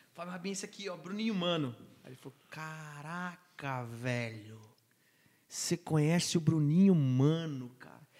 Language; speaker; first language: Portuguese; native; Portuguese